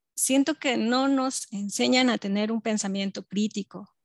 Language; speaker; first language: Spanish; native; Spanish